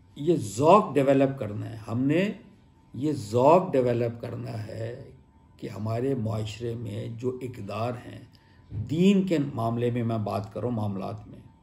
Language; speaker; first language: Urdu; native; Urdu